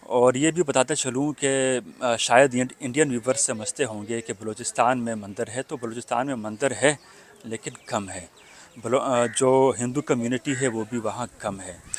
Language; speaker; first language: Urdu; native; Urdu